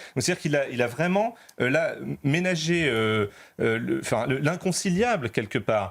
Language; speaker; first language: French; native; French